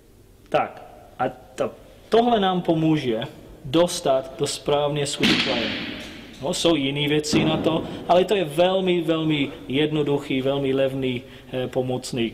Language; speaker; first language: Czech; non-native, learner; English